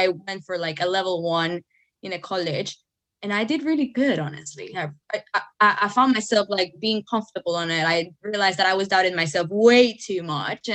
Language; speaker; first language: English; non-native, fluent; Spanish